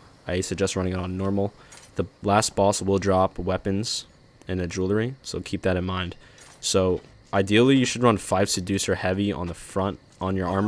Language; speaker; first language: English; native; English